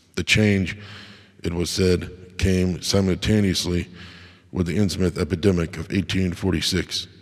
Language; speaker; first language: English; native; English